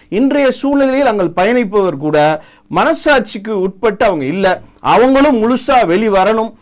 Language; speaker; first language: Tamil; non-native, local second language; Telugu